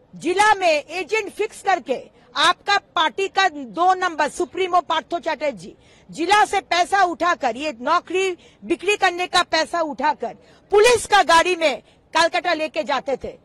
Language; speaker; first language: Hindi; non-native, local second language; Bangla